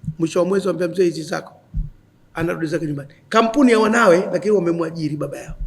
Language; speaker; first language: Swahili; native; Swahili